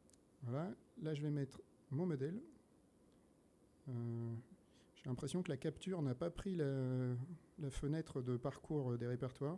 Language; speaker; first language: French; native; French